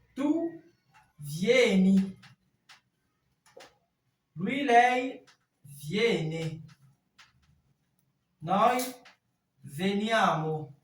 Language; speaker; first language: Italian; non-native, fluent; French